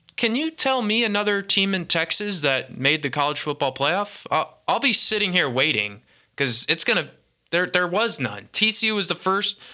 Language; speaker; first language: English; native; English